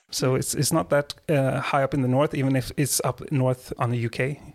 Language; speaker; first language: English; non-native, fluent; Swedish